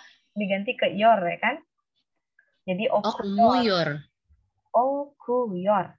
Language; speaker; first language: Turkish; non-native, fluent; Indonesian